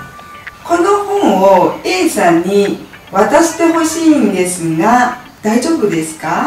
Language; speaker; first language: Japanese; non-native, fluent; Burmese